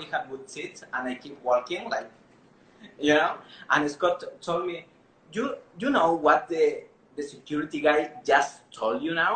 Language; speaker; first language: English; non-native, learner; Spanish